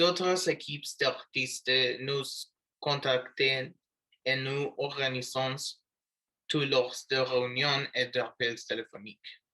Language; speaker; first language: French; non-native, learner; Spanish